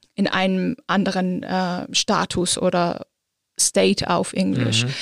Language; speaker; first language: German; non-native, fluent; Azerbaijani